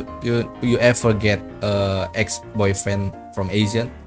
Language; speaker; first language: English; non-native, learner; Indonesian